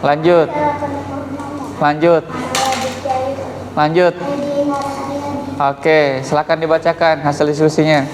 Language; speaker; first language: Indonesian; native; Indonesian